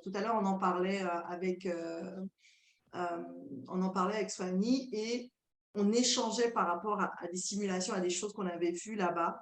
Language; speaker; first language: French; native; French